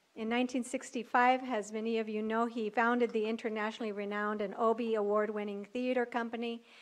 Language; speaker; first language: English; early bilingual, other home language; Spanish